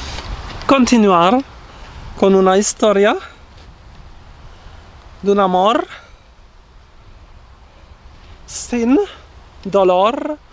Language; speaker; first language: Spanish; non-native, learner; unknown